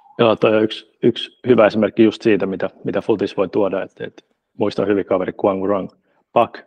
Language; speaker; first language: Finnish; native; Finnish